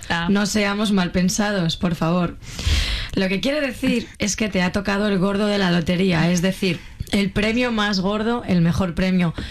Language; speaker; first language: Spanish; native; Spanish